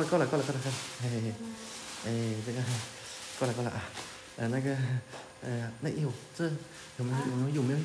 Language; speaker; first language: Chinese; native; Chinese